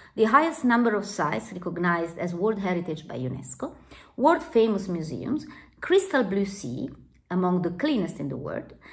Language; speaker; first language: English; non-native, fluent; Italian